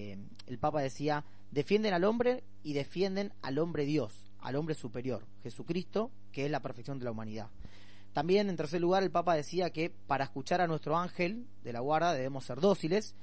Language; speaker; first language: Spanish; native; Spanish